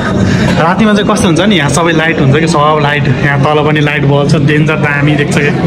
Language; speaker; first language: Nepali; native; Nepali